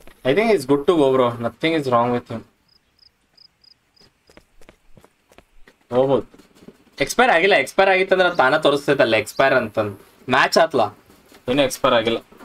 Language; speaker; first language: English; non-native, local second language; Kannada